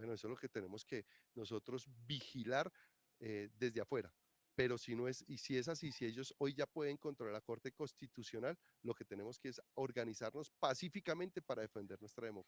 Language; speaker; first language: Spanish; native; Spanish